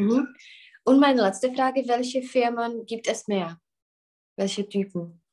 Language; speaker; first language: German; non-native, learner; Czech